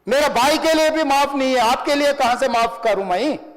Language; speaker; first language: Hindi; non-native, local second language; Telugu